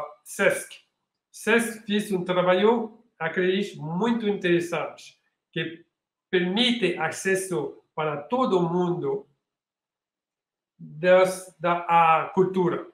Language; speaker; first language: Portuguese; non-native, learner; French